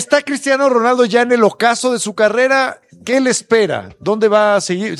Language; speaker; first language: Spanish; native; Spanish